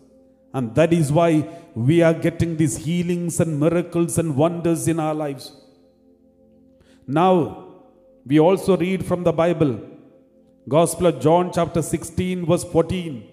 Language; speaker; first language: English; non-native, local second language; Malayalam